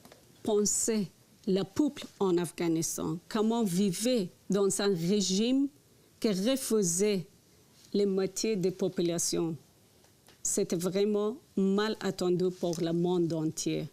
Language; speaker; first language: French; non-native, learner; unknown